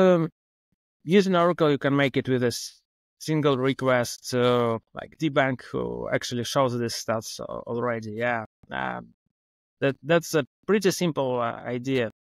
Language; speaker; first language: English; non-native, fluent; Russian